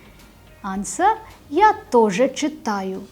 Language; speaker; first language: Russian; non-native, fluent; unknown